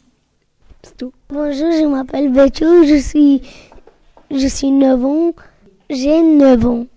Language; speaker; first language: French; non-native, learner; Bulgarian